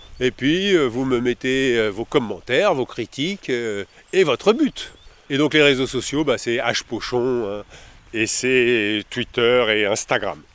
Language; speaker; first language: French; native; French